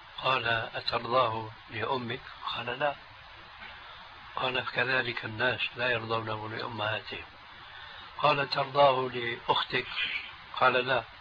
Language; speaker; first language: Arabic; early bilingual, other home language; Albanian